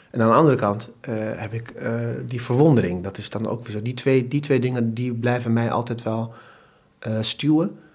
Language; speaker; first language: Dutch; early bilingual, other home language; Turkish